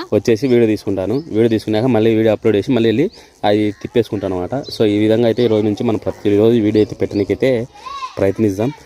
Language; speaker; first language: Telugu; native; Telugu